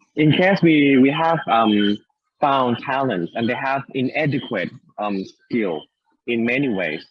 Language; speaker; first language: English; non-native, fluent; Thai